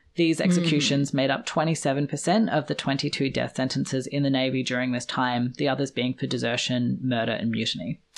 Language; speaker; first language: English; native; English